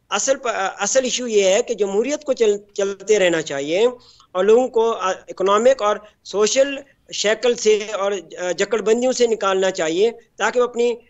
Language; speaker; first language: Urdu; native; Urdu